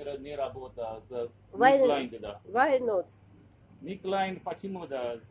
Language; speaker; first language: Russian; non-native, learner; Konkani